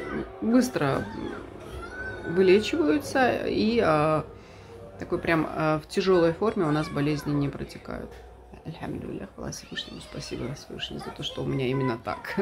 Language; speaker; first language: Russian; native; Russian